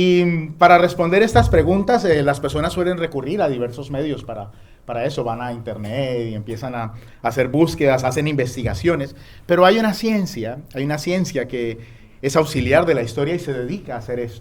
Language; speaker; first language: Spanish; native; Spanish